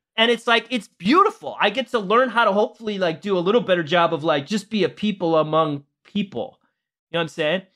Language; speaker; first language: English; native; English